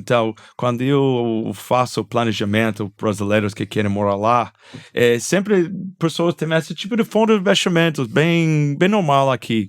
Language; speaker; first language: Portuguese; non-native, fluent; English